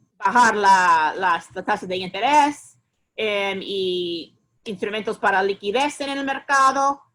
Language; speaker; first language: Spanish; non-native, fluent; English